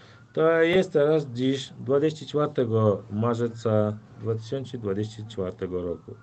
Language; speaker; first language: Polish; non-native, fluent; Turkmen